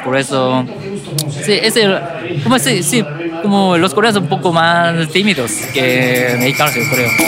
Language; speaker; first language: Spanish; non-native, learner; Korean